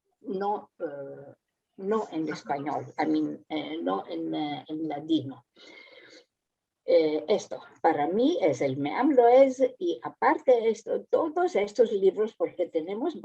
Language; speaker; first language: Spanish; early bilingual, heritage; Spanish